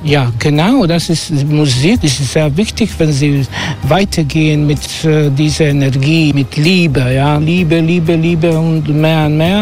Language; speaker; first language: German; non-native, learner; Croatian